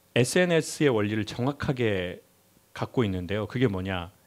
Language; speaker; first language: Korean; native; Korean